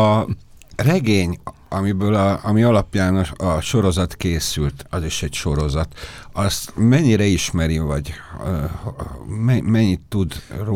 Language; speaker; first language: Hungarian; native; Hungarian